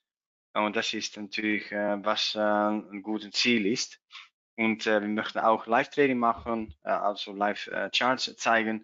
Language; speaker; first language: German; non-native, learner; Dutch